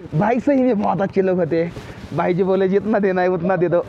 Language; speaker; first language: Hindi; non-native, local second language; Marathi